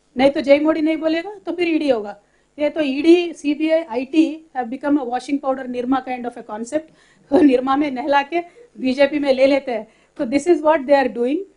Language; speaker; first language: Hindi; non-native, local second language; Telugu